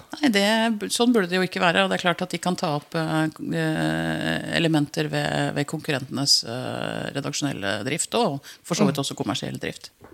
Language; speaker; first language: Norwegian; native; Norwegian